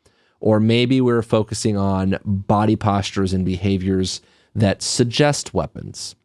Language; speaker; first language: English; native; English